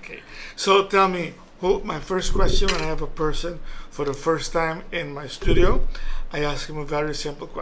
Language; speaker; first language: English; non-native, local second language; Papiamento